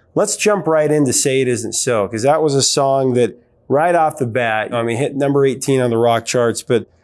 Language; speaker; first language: English; native; English